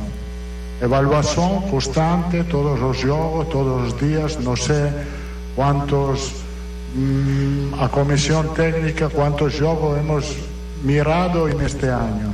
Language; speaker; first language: Portuguese; non-native, learner; Italian